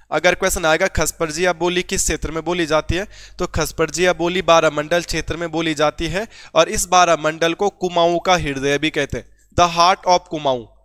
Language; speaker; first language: Hindi; native; Hindi